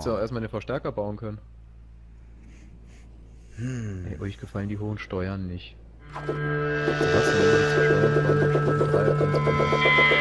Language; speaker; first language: German; native; German